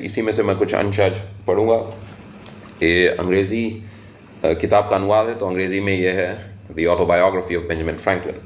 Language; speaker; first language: Hindi; native; Hindi